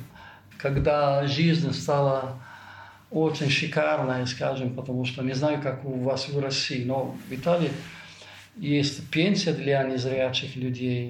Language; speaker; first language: Russian; non-native, fluent; Italian